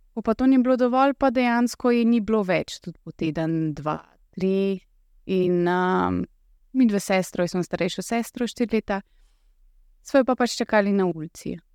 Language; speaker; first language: Slovenian; early bilingual, other home language; Russian